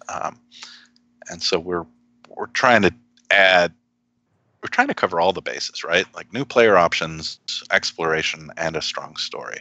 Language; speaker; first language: English; native; English